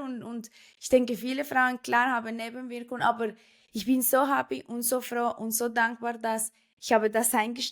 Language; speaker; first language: German; non-native, fluent; Spanish